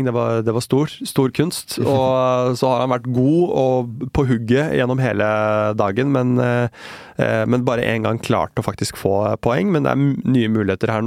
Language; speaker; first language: Norwegian; native; Norwegian